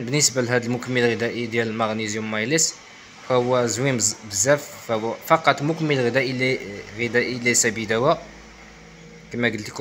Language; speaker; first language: Arabic; native; Arabic